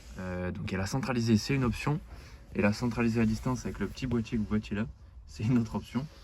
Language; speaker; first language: French; native; French